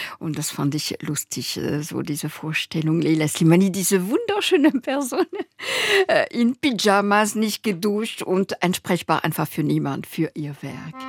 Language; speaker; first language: German; native; German